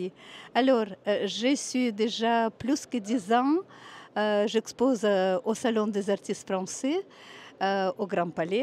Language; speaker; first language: French; non-native, fluent; Russian